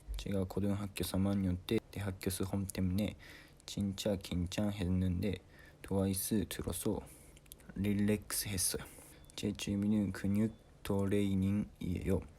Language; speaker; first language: Korean; non-native, learner; Japanese